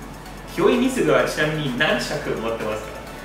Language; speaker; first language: Japanese; non-native, fluent; English